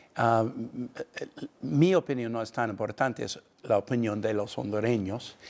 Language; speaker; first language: Spanish; non-native, fluent; English